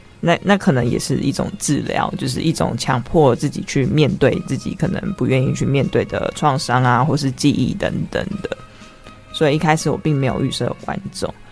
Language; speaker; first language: Chinese; native; Chinese